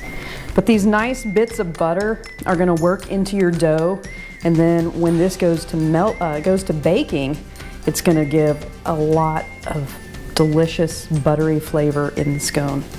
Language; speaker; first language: English; native; English